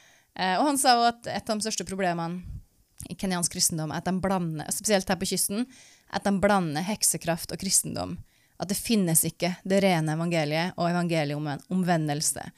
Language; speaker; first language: Norwegian; native; Norwegian